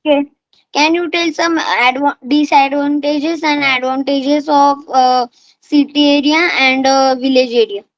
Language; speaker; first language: English; non-native, learner; Marathi